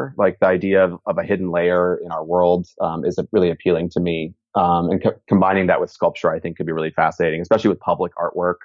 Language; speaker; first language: English; native; English